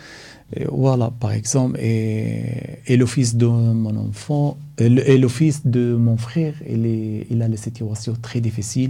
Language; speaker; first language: French; non-native, learner; Arabic